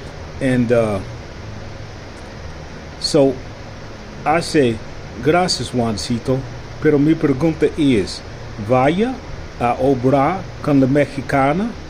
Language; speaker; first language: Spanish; non-native, learner; English